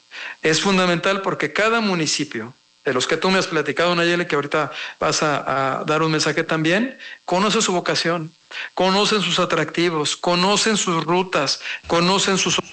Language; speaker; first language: Spanish; native; Spanish